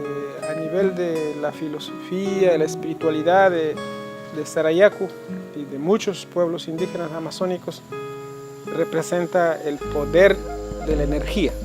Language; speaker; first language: Spanish; non-native, local second language; Quechua